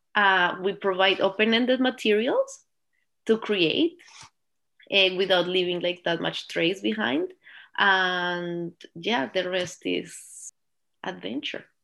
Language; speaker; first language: English; non-native, fluent; Spanish